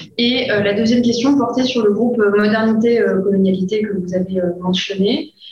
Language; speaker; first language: French; native; French